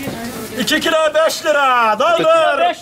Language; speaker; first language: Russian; non-native, learner; Turkish